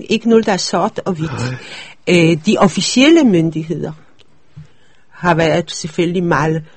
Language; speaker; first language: Danish; early bilingual, other home language; Polish